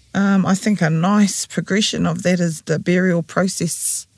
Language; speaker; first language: English; native; English